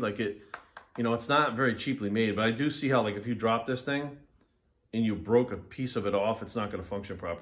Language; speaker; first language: English; native; English